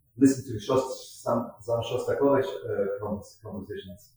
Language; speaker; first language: English; non-native, fluent; German